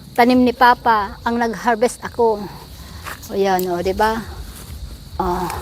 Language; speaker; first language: Filipino; non-native, local second language; Bikol